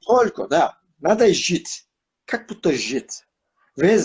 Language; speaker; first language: Russian; non-native, learner; Turkish